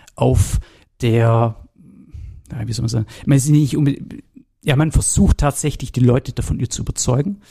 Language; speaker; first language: German; native; German